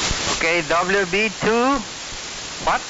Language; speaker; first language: English; non-native, learner; Spanish